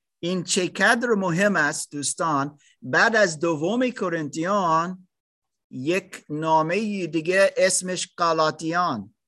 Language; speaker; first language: Persian; non-native, learner; German